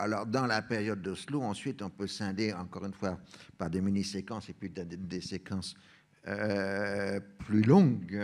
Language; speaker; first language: French; native; French